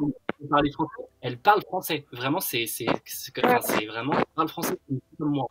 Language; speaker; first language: French; native; French